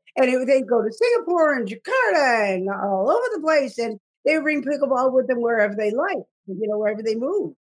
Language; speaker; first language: English; native; English